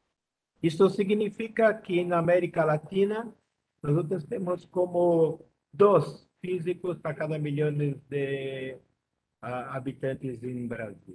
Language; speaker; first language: Spanish; non-native, learner; Portuguese